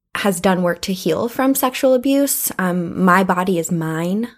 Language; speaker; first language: English; native; English